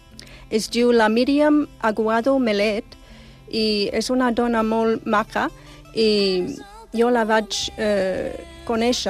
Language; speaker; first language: Catalan; non-native, fluent; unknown